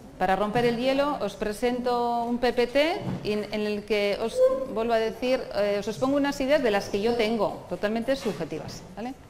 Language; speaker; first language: Spanish; non-native, local second language; Basque